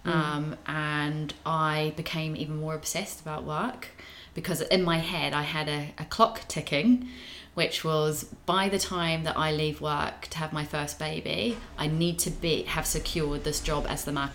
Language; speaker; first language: English; native; English